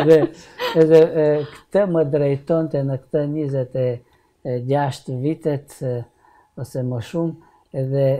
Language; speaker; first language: Albanian; non-native, learner; Hungarian